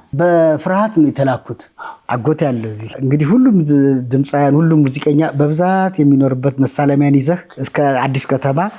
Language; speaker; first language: Amharic; native; Amharic